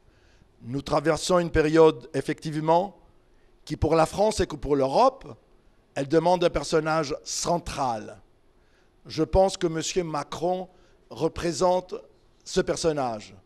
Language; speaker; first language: French; non-native, fluent; Greek